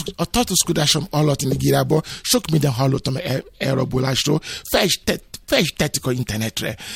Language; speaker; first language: Hungarian; non-native, fluent; Yoruba